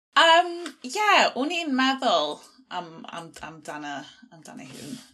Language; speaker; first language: Welsh; non-native, local second language; English